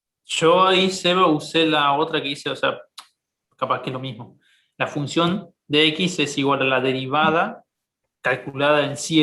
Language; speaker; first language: Spanish; native; Spanish